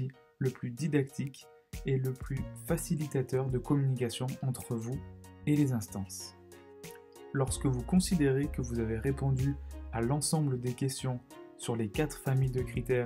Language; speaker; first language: French; native; French